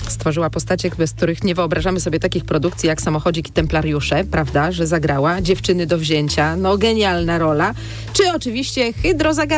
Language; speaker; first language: Polish; native; Polish